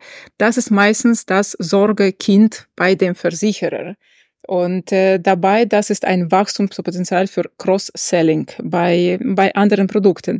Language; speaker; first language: German; non-native, fluent; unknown